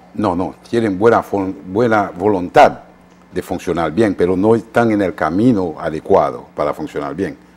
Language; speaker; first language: Spanish; non-native, fluent; Haitian Creole